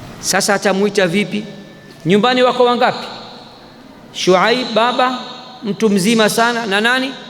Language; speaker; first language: Swahili; native; Swahili